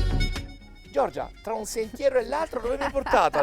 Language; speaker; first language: Italian; native; Italian